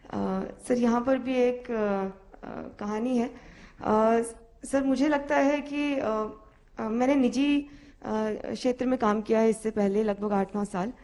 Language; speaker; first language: Hindi; native; Hindi